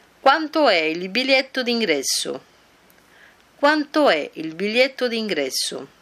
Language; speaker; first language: Italian; non-native, fluent; Portuguese